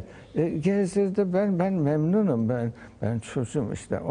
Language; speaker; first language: Turkish; early bilingual, heritage; Turkish